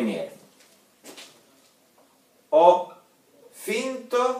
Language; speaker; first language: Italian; non-native, fluent; Russian